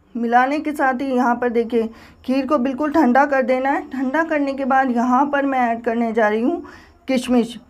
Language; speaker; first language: Hindi; native; Hindi